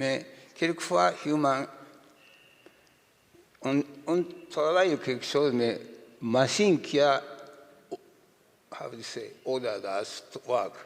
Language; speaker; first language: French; non-native, learner; Japanese